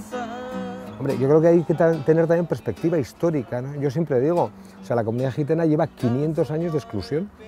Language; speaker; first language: Spanish; native; Spanish